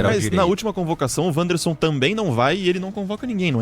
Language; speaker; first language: Portuguese; native; Portuguese